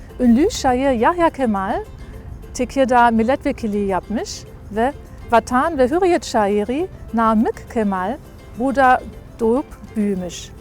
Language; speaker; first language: Turkish; non-native, fluent; German